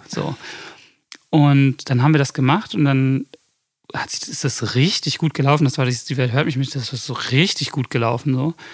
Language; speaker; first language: German; early bilingual, other home language; English